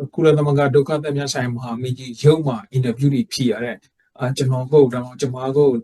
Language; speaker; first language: Burmese; native; Burmese